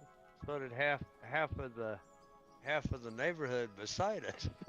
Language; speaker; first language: English; native; English